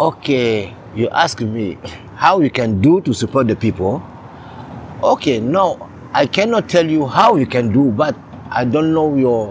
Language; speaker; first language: English; non-native, learner; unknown